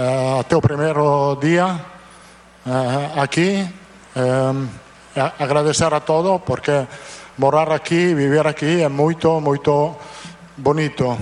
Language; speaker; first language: Portuguese; non-native, learner; Italian